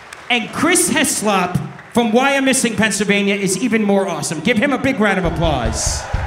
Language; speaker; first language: English; native; English